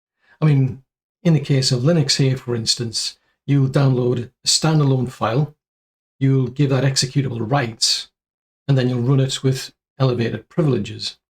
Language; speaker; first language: English; native; English